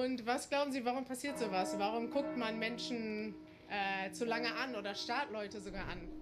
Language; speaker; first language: German; native; German